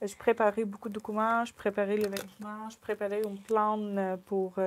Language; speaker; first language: French; non-native, learner; Ukrainian